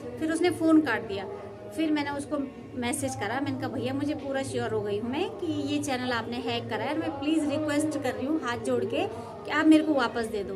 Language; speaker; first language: Hindi; native; Hindi